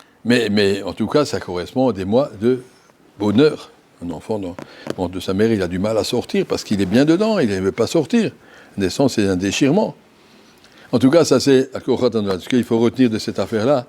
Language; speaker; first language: French; native; French